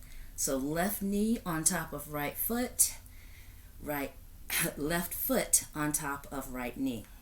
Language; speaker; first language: English; native; English